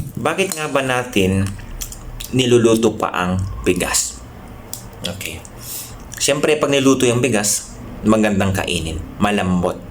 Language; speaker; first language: Filipino; non-native, local second language; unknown